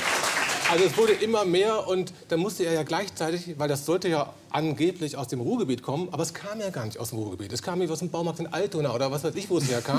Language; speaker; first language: German; native; German